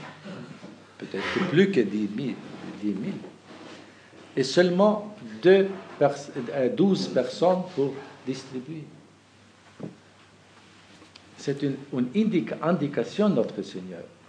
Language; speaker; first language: French; non-native, fluent; German